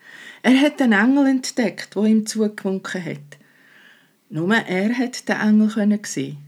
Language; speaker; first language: German; native; German